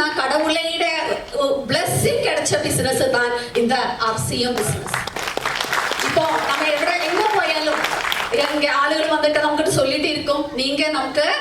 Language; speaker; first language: Tamil; non-native, learner; Malayalam